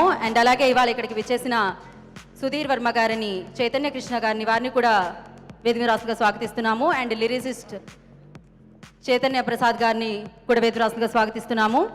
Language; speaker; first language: Telugu; native; Telugu